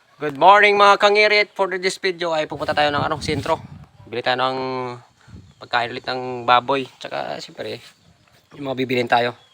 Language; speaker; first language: Filipino; non-native, local second language; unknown